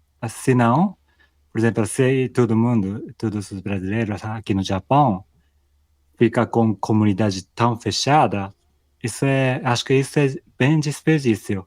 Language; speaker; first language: Portuguese; non-native, fluent; Japanese